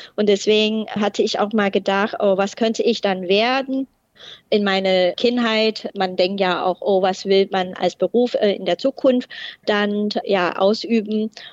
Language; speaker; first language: German; non-native, fluent; Thai